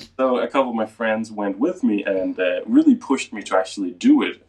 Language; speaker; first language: English; non-native, fluent; Danish